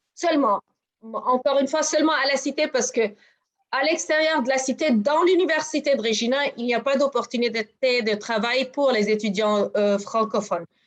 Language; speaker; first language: French; non-native, local second language; Arabic